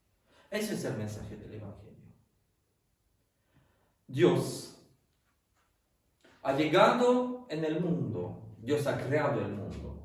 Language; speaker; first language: Spanish; non-native, fluent; French